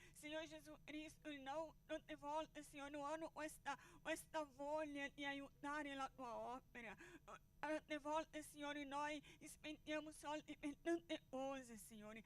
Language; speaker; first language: Italian; non-native, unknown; Portuguese